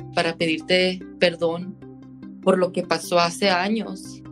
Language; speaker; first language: Spanish; early bilingual, heritage; Spanish